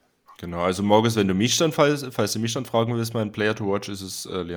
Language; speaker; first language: German; native; German